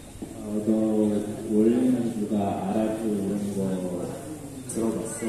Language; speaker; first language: Korean; non-native, learner; Indonesian